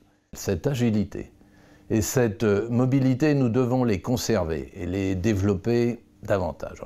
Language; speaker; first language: French; native; French